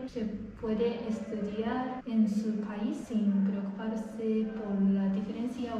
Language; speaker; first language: Spanish; non-native, fluent; Japanese